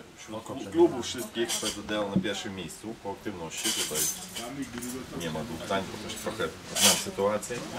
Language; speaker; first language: Polish; non-native, fluent; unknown